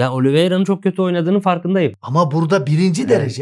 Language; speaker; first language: Turkish; native; Turkish